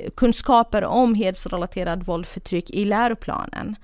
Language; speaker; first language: Swedish; non-native, fluent; Kurdish